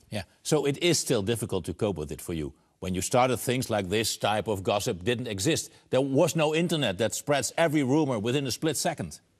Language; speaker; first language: English; non-native, fluent; Dutch